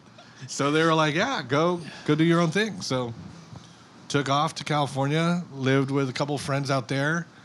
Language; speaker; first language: English; native; English